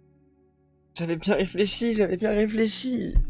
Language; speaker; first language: French; native; French